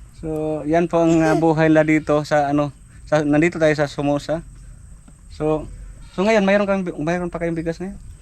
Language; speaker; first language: Filipino; non-native, local second language; Cebuano